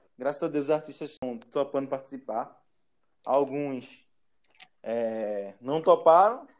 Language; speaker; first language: Portuguese; native; Portuguese